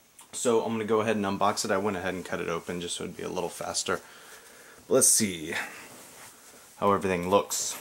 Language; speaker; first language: English; native; English